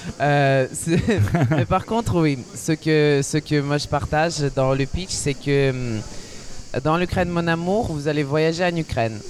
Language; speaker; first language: French; non-native, fluent; Ukrainian